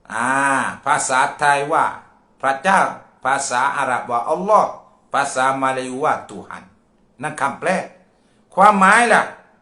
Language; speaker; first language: Thai; non-native, local second language; Malay